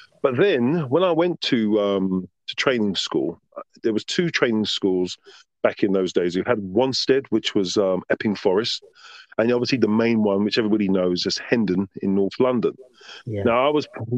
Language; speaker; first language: English; native; English